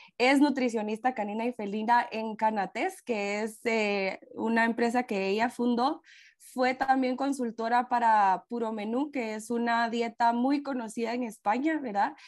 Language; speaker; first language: Spanish; native; Spanish